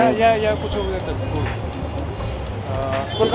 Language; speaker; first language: Russian; non-native, learner; Hindi